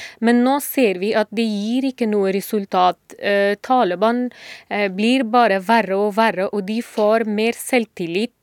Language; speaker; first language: Norwegian; non-native, fluent; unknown